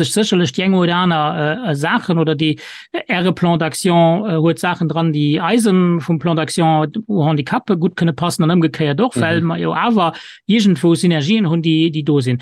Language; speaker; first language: Luxembourgish; native; Luxembourgish